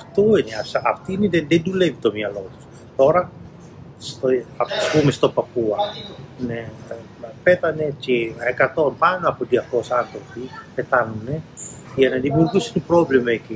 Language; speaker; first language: Greek; non-native, learner; Indonesian